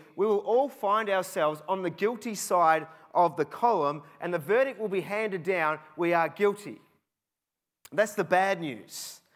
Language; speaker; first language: English; native; English